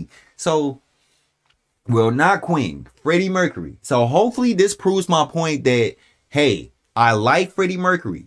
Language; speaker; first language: English; native; English